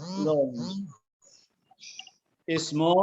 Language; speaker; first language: Arabic; non-native, fluent; Indonesian